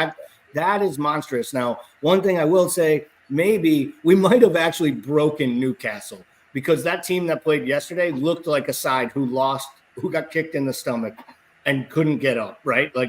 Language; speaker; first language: English; native; English